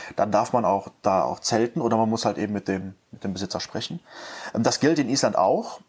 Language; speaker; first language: German; native; German